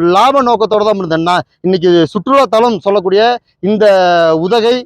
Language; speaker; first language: Tamil; native; Tamil